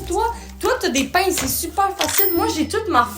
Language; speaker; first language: French; native; French